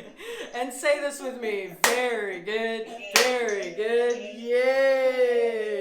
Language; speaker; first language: English; native; English